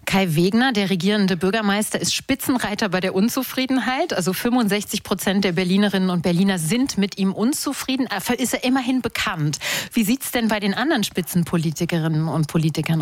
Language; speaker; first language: German; native; German